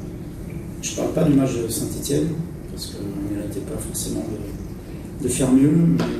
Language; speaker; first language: French; native; French